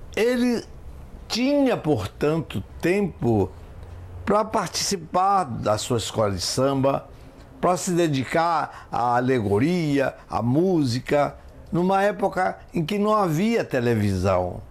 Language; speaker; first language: Portuguese; native; Portuguese